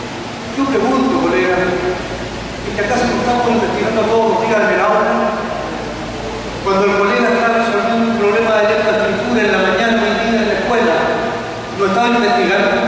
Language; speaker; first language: Spanish; native; Spanish